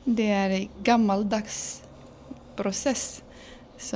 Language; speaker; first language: Swedish; non-native, fluent; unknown